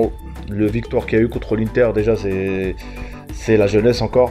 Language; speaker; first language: French; native; French